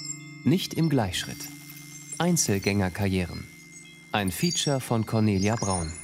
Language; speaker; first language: German; native; German